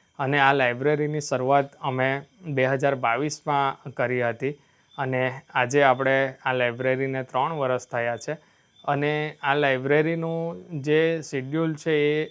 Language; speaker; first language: Gujarati; non-native, local second language; Gamit